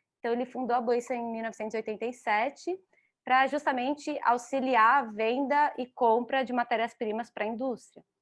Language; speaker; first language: Portuguese; native; Portuguese